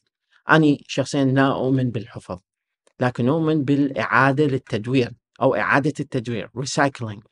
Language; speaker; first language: Arabic; native; Arabic